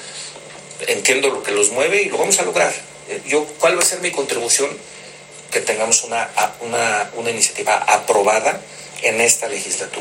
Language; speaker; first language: Spanish; native; Spanish